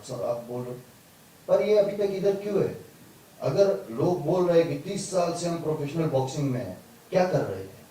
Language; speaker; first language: Hindi; non-native, fluent; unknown